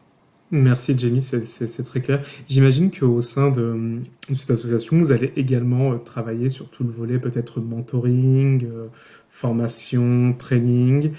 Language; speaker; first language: French; native; French